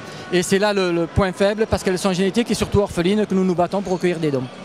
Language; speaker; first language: French; native; French